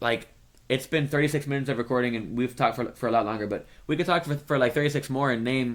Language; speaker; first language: English; native; English